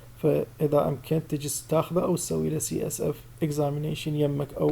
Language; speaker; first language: Arabic; native; Arabic